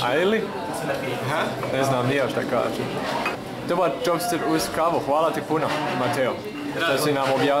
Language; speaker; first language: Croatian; early bilingual, heritage; Croatian